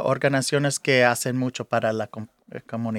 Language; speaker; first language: Spanish; early bilingual, heritage; English